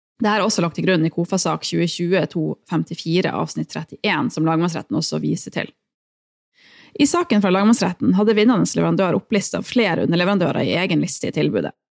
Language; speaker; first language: Norwegian; native; Norwegian